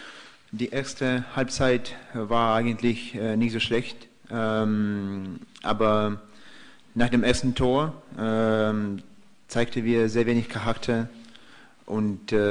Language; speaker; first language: German; non-native, fluent; Russian